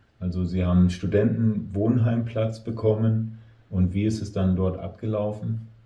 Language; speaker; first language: German; native; German